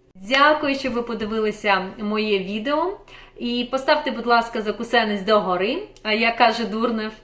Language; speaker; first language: Ukrainian; non-native, local second language; Russian